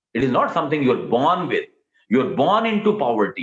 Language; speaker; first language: English; non-native, local second language; Urdu